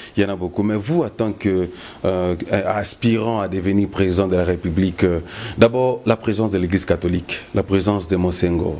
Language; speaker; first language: French; non-native, local second language; Lingala